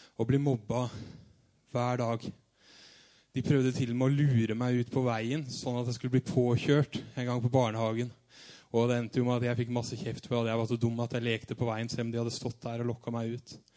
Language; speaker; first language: Norwegian; native; Norwegian